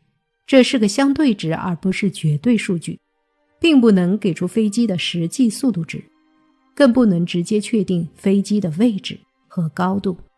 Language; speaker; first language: Chinese; native; Chinese